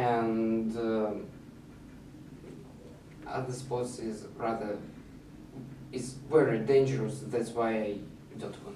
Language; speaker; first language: English; non-native, learner; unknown